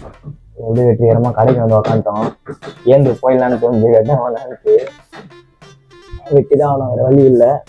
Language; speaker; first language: Tamil; native; Tamil